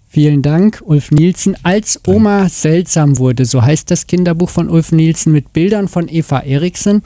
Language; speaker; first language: German; native; German